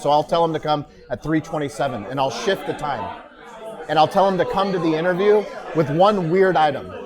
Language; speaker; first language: English; native; English